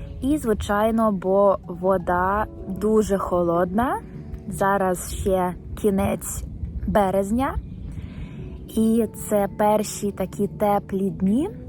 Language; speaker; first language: Ukrainian; native; Ukrainian